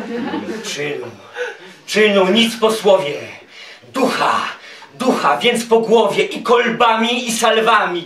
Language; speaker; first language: Polish; native; Polish